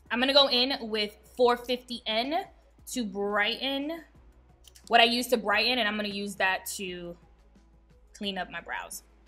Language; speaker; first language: English; early bilingual, other home language; Spanish